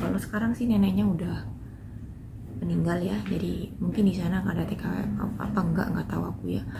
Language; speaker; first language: Indonesian; non-native, local second language; Javanese